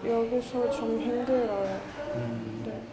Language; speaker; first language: Korean; non-native, learner; Russian